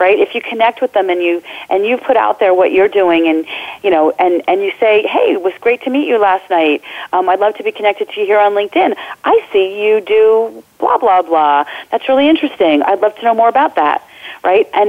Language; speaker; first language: English; native; English